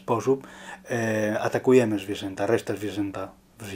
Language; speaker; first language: Polish; non-native, learner; Spanish